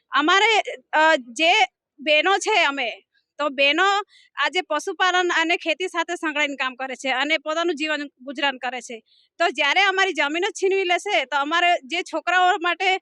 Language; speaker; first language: Gujarati; non-native, local second language; Gamit